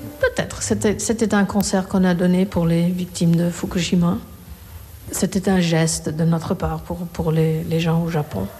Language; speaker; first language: French; non-native, fluent; Korean